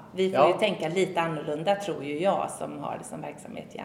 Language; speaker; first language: Swedish; native; Swedish